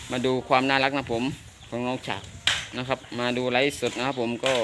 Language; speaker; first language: Thai; non-native, local second language; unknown